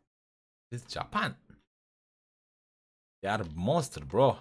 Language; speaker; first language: English; non-native, learner; Turkish